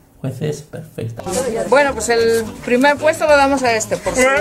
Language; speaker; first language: Spanish; native; Spanish